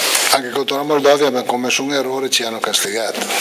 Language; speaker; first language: Italian; native; Italian